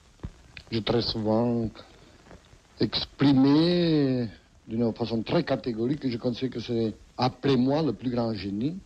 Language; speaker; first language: French; non-native, fluent; Catalan